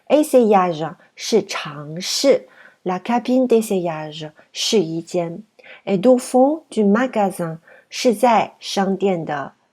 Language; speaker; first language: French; non-native, fluent; Chinese